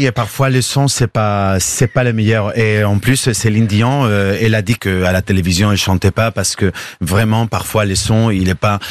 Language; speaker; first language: French; non-native, fluent; Spanish